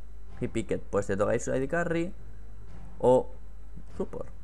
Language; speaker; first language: Spanish; native; Spanish